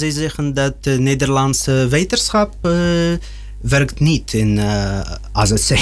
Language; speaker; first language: Dutch; non-native, learner; Russian